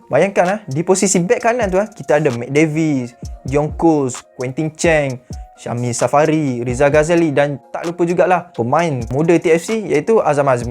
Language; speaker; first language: Malay; native; Malay